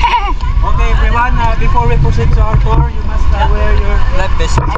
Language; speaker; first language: English; non-native, local second language; Filipino